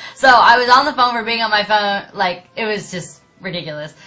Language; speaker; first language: English; native; English